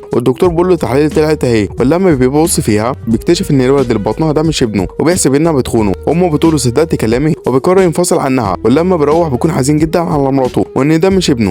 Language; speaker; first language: Arabic; native; Arabic